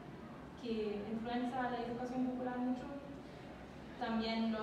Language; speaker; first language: Spanish; non-native, learner; German